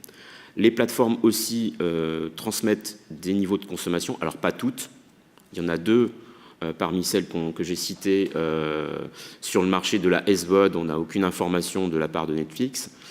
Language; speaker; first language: French; native; French